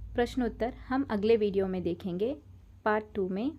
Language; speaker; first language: Hindi; non-native, local second language; Kannada